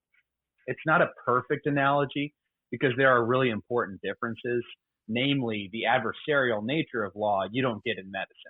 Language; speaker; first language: English; native; English